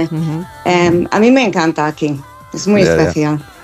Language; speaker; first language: Spanish; non-native, learner; English